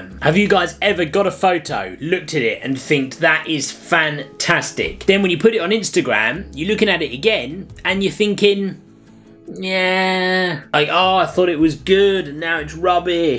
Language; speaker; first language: English; native; English